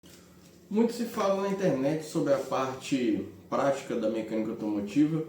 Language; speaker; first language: Portuguese; native; Portuguese